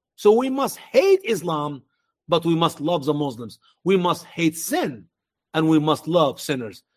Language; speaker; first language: English; non-native, fluent; Arabic